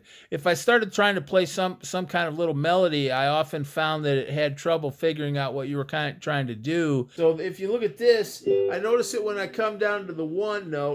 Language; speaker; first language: English; native; English